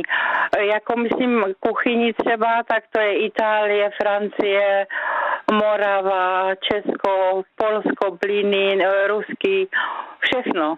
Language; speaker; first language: Czech; native; Czech